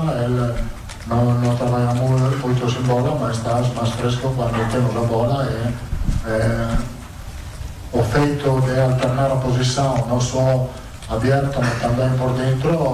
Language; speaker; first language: Portuguese; non-native, fluent; Italian